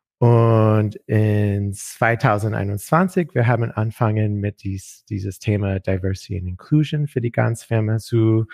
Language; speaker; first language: German; non-native, learner; English